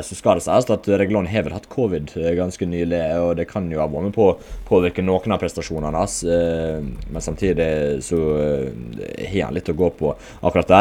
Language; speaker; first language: Norwegian; native; Norwegian